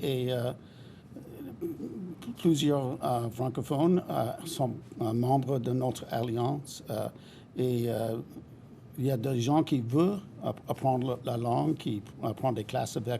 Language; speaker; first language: French; non-native, fluent; English